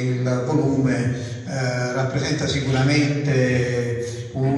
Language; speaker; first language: Italian; native; Italian